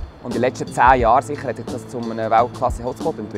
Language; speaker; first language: German; native; German